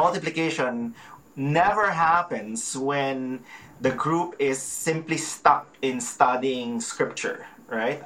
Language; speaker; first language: English; non-native, local second language; Filipino